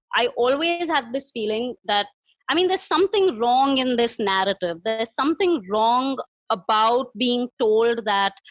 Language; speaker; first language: English; non-native, local second language; Hindi